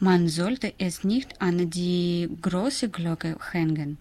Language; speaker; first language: German; non-native, learner; Russian